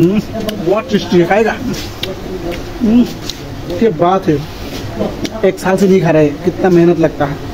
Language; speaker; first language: Hindi; non-native, local second language; Bangla